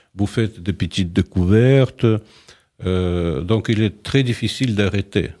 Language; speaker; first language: French; non-native, fluent; Russian